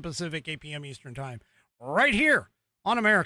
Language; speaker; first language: English; native; English